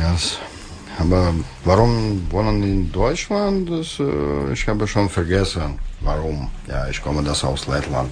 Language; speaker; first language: German; non-native, learner; Russian